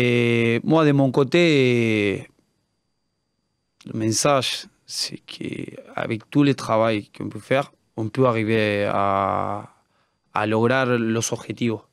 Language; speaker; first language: French; non-native, learner; Spanish